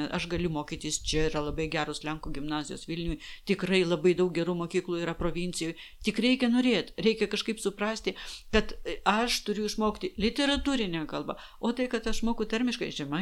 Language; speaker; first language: Lithuanian; non-native, local second language; Polish